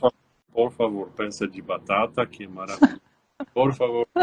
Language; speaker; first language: Portuguese; non-native, learner; Polish